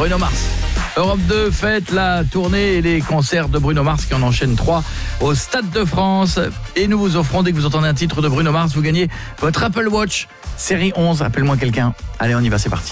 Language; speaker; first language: French; native; French